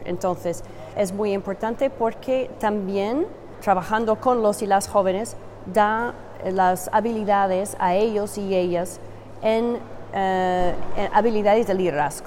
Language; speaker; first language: Spanish; non-native, fluent; English